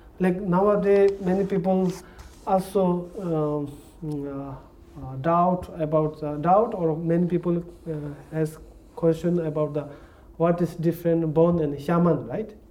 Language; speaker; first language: English; non-native, learner; Tibetan